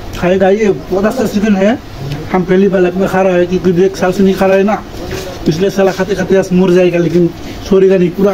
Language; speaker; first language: Hindi; non-native, local second language; Bangla